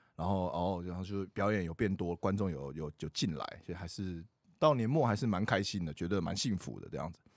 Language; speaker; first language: Chinese; native; Chinese